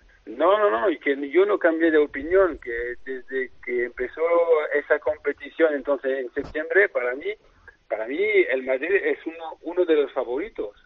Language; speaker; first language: Spanish; non-native, fluent; French